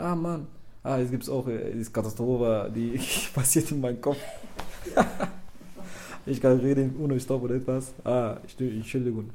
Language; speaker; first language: German; non-native, learner; Arabic